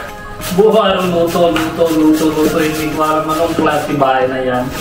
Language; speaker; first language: Filipino; non-native, learner; Hindi